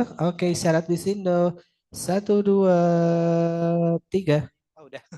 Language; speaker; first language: Indonesian; native; Indonesian